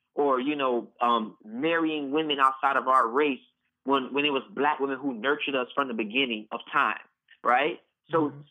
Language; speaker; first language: English; native; English